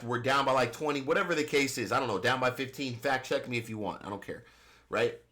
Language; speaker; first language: English; native; English